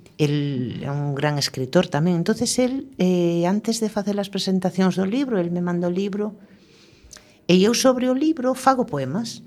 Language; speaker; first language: Galician; native; Galician